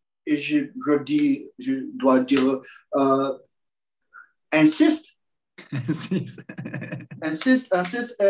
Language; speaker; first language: French; non-native, learner; Portuguese